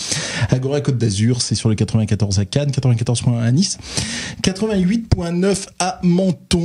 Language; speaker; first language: French; native; French